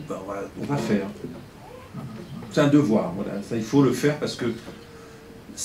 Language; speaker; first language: French; native; French